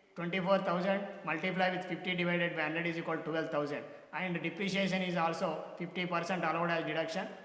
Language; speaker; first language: English; non-native, local second language; Telugu